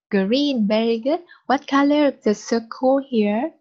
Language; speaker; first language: English; non-native, learner; Vietnamese